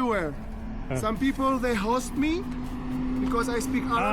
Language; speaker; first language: English; non-native, learner; Arabic